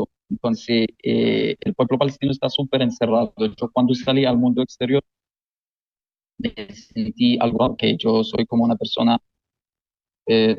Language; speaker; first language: Spanish; non-native, fluent; Arabic